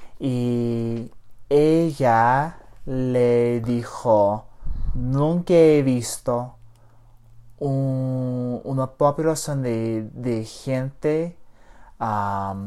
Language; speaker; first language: Spanish; early bilingual, heritage; English